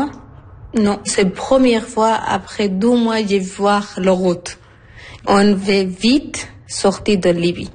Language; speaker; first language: French; non-native, learner; Arabic